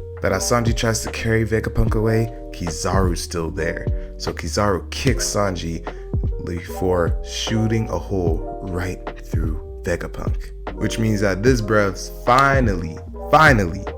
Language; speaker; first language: English; native; English